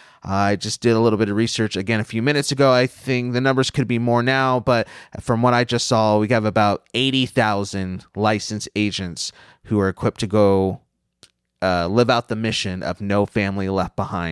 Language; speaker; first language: English; native; English